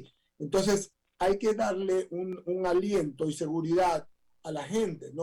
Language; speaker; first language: Spanish; native; Spanish